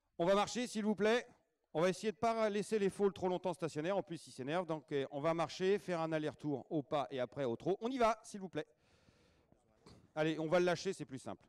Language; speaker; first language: French; native; French